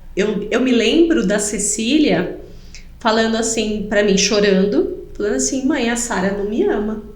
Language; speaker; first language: Portuguese; native; Portuguese